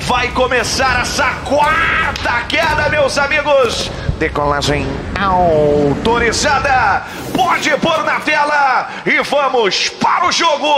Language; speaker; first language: Portuguese; native; Portuguese